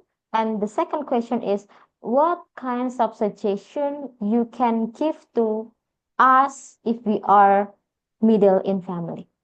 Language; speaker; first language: English; non-native, fluent; Indonesian